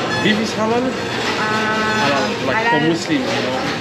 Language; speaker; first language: English; non-native, learner; French